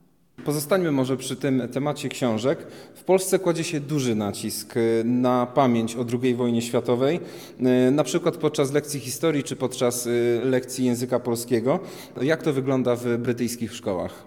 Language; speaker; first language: Polish; native; Polish